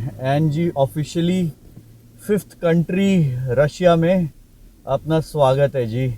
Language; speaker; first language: Hindi; native; Hindi